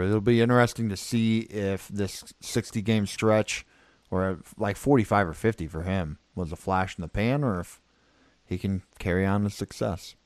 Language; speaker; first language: English; native; English